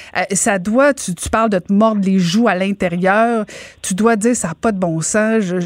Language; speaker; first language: French; native; French